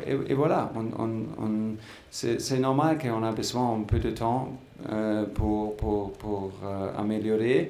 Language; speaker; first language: French; non-native, fluent; German